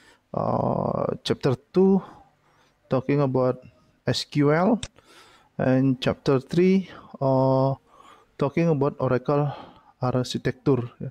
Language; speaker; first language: English; non-native, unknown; Indonesian